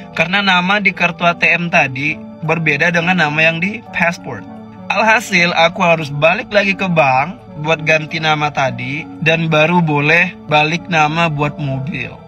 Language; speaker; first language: Indonesian; native; Indonesian